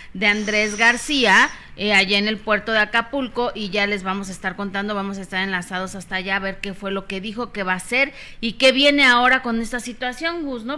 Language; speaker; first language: Spanish; native; Spanish